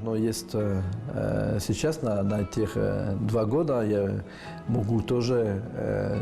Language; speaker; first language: Russian; non-native, fluent; French